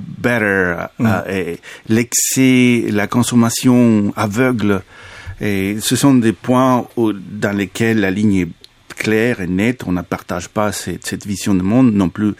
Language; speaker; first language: French; non-native, fluent; Spanish